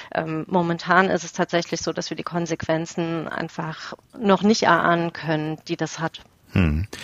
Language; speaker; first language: German; native; German